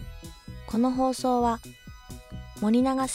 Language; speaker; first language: Japanese; native; Japanese